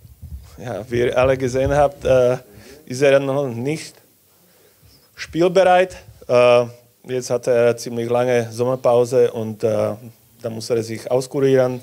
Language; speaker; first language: German; non-native, fluent; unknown